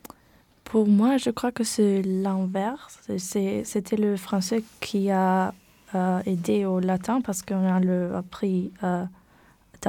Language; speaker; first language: French; non-native, learner; German